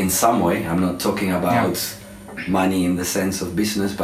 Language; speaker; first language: English; non-native, fluent; Spanish